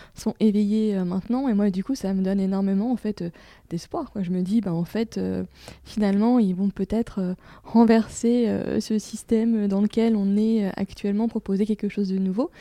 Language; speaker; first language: French; native; French